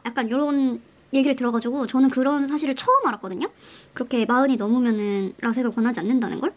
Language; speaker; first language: Korean; native; Korean